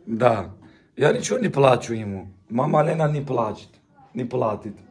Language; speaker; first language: Russian; non-native, learner; Turkish